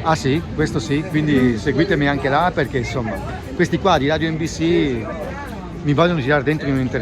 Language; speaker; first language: Italian; native; Italian